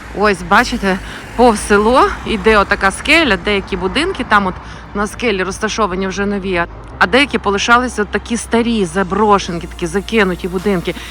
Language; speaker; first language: Ukrainian; native; Ukrainian